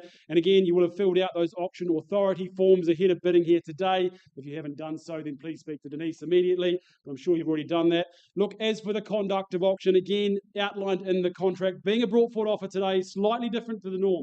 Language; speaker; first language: English; native; English